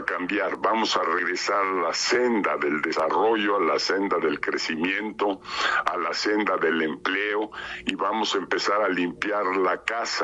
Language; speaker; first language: Spanish; native; Spanish